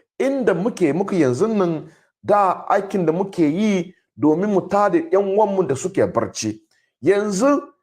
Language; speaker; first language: Hausa; non-native, local second language; Igbo